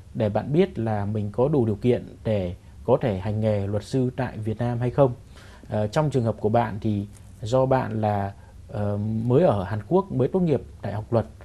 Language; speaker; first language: Vietnamese; native; Vietnamese